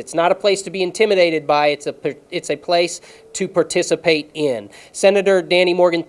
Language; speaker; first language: English; native; English